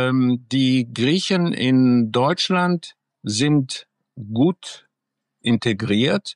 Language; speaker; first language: German; early bilingual, other home language; Greek